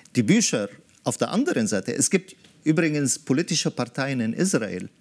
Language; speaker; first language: German; early bilingual, other home language; Arabic